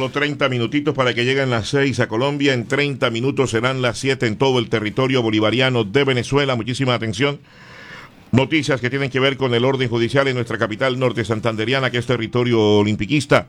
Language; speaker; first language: Spanish; native; Spanish